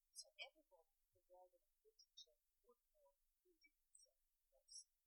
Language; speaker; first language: English; non-native, fluent; German